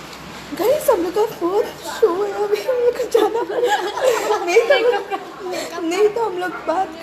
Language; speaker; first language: Hindi; non-native, local second language; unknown